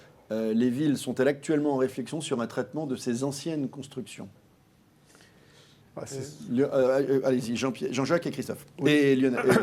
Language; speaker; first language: French; native; French